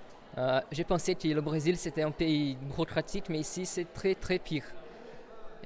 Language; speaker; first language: French; non-native, fluent; Portuguese